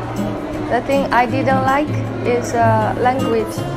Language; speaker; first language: English; non-native, learner; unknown